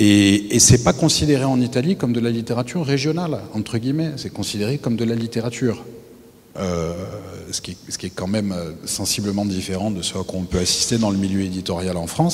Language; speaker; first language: French; native; French